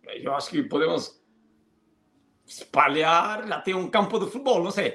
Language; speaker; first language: Portuguese; non-native, fluent; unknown